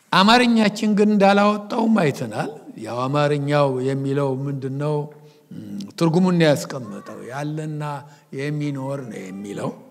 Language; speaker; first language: Amharic; native; Amharic